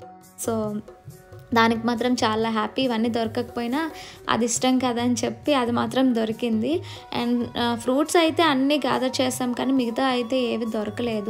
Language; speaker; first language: Telugu; native; Telugu